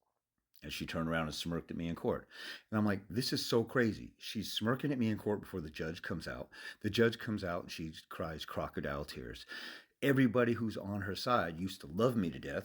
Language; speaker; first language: English; native; English